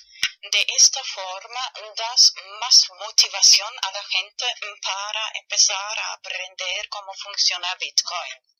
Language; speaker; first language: Spanish; non-native, learner; German